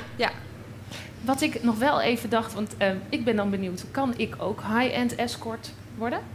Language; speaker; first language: Dutch; native; Dutch